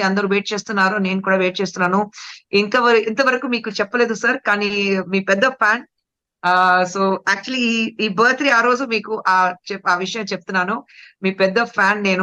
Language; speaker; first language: Telugu; non-native, fluent; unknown